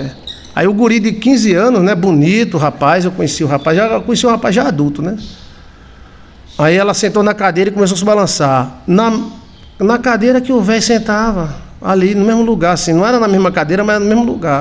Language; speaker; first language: Portuguese; native; Portuguese